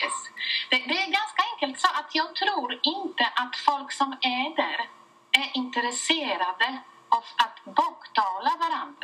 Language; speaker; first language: Swedish; non-native, fluent; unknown